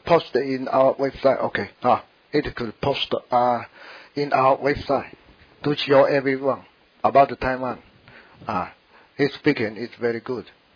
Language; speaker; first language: English; non-native, fluent; Min Nan Chinese